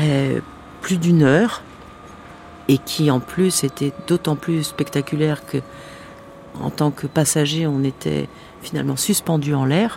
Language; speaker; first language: French; native; French